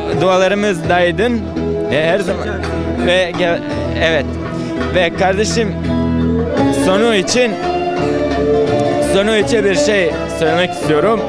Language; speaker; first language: Turkish; non-native, learner; Bosnian